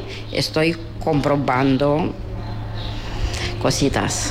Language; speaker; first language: Spanish; non-native, learner; Romanian